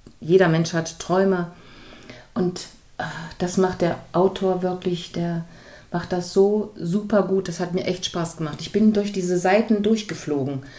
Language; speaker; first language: German; native; German